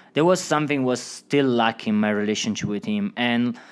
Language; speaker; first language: English; non-native, fluent; Italian